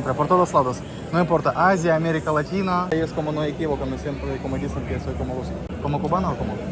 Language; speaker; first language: Spanish; non-native, learner; Russian